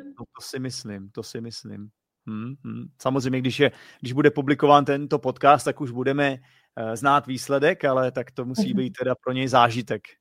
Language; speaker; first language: Czech; native; Czech